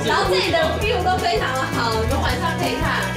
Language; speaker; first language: Chinese; native; Chinese